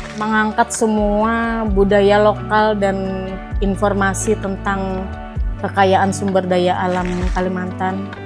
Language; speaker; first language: Indonesian; native; Indonesian